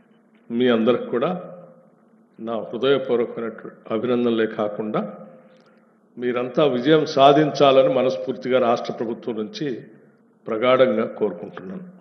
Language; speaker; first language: Telugu; native; Telugu